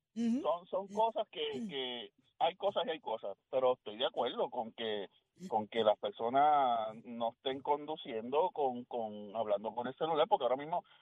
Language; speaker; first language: Spanish; native; Spanish